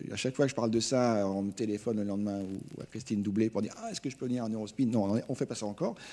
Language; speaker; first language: French; native; French